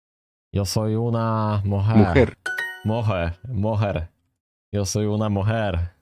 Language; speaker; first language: Spanish; non-native, learner; Polish